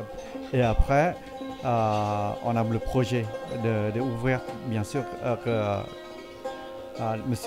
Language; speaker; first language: French; non-native, fluent; Thai